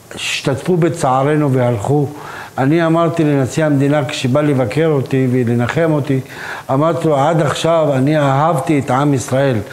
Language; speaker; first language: Hebrew; non-native, local second language; Arabic